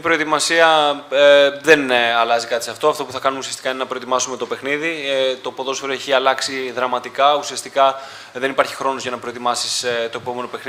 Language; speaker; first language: Greek; native; Greek